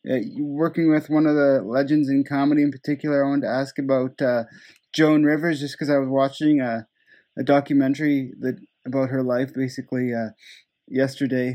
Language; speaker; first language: English; non-native, fluent; Dutch